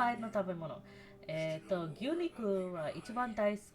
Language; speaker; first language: Japanese; non-native, learner; English